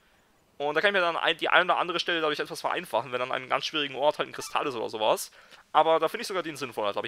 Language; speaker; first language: German; native; German